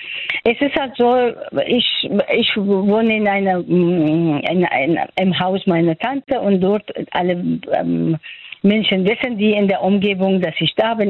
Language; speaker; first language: German; non-native, fluent; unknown